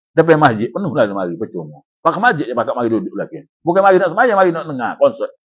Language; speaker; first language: Malay; native; Malay